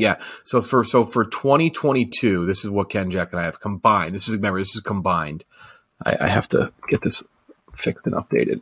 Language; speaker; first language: English; native; English